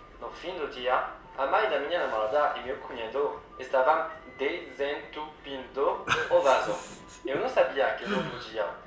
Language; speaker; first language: Portuguese; non-native, learner; French